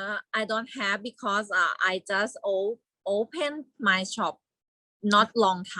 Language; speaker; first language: English; non-native, learner; Thai